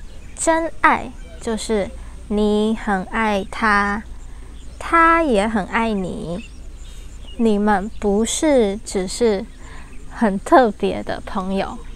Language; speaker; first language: Chinese; non-native, learner; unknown